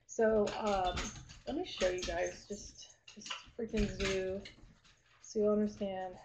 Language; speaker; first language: English; native; English